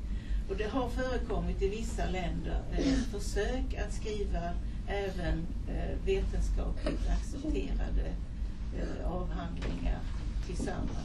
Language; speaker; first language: Swedish; native; Swedish